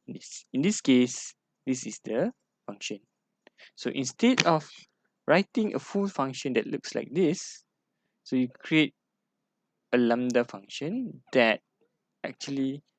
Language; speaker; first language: English; non-native, local second language; Malay